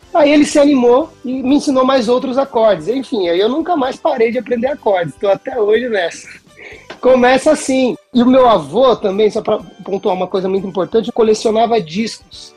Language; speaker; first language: Portuguese; native; Portuguese